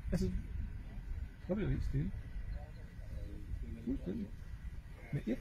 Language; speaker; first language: Danish; native; Danish